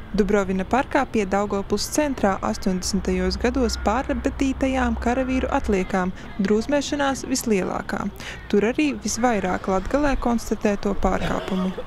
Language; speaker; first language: Latvian; native; Latvian